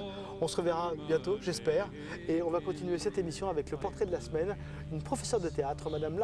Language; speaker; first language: French; native; French